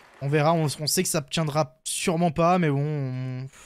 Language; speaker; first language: French; native; French